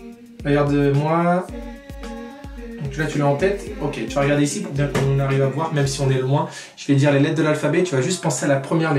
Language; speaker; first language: French; native; French